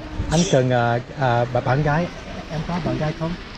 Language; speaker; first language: Vietnamese; non-native, learner; English